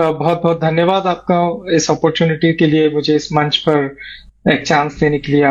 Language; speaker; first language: Hindi; native; Hindi